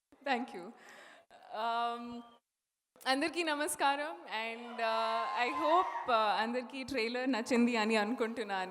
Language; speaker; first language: Telugu; non-native, learner; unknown